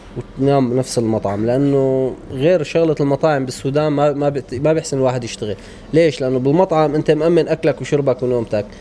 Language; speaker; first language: Arabic; native; Arabic